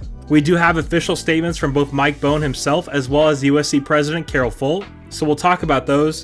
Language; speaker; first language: English; native; English